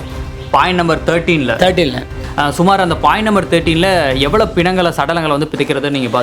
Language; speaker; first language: Tamil; native; Tamil